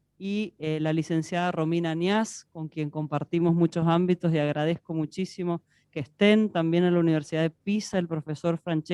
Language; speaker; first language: Spanish; native; Spanish